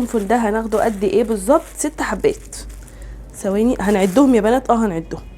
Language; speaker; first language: Arabic; native; Arabic